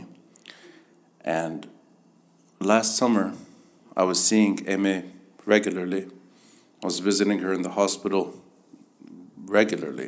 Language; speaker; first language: English; native; English